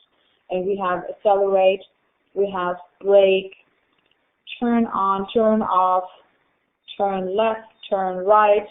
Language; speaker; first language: English; non-native, fluent; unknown